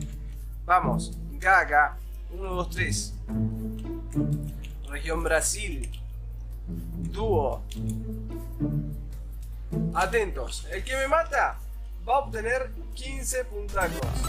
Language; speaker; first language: Spanish; native; Spanish